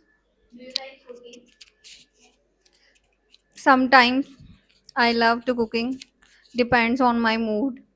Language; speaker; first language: English; non-native, learner; Hindi